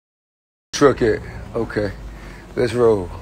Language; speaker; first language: English; native; English